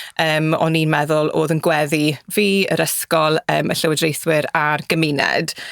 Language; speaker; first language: Welsh; native; Welsh